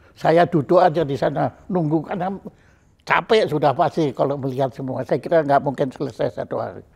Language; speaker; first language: Indonesian; native; Indonesian